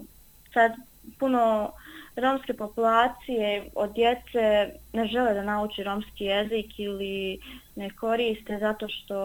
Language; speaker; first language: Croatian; non-native, local second language; Romany